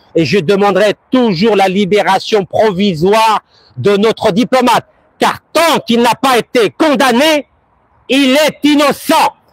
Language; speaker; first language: French; early bilingual, other home language; Arabic